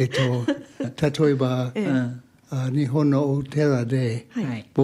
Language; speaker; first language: Japanese; non-native, learner; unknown